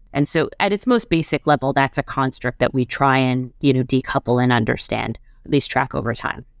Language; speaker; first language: English; native; English